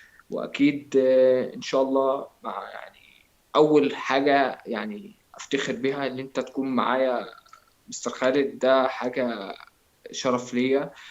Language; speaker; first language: Arabic; native; Arabic